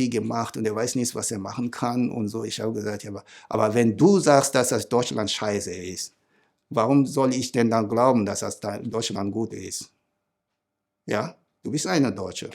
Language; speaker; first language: German; non-native, fluent; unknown